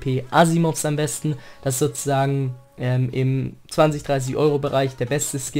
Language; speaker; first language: German; native; German